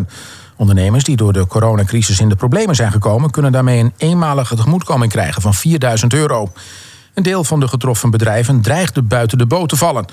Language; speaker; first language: Dutch; native; Dutch